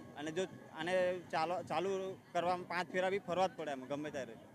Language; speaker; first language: Gujarati; non-native, local second language; Rathawi